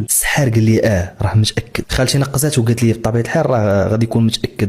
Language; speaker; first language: Arabic; native; Arabic